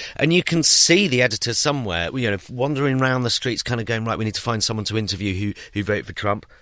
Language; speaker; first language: English; native; English